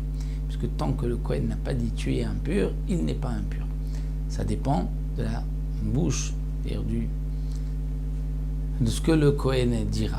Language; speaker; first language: French; native; French